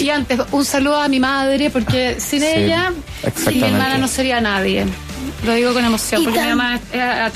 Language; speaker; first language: Spanish; native; Spanish